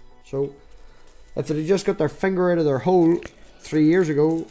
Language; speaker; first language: English; native; English